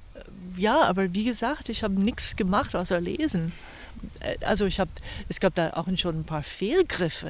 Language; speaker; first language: German; non-native, fluent; English